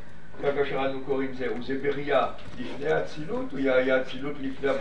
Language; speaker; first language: Hebrew; non-native, learner; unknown